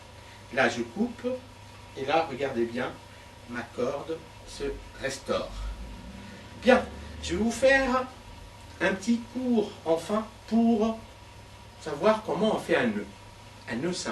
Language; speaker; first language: French; native; French